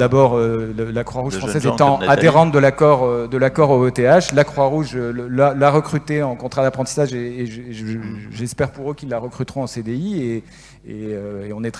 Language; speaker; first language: French; native; French